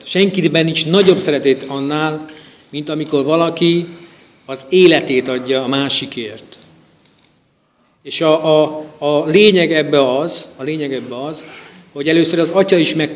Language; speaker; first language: Hungarian; native; Hungarian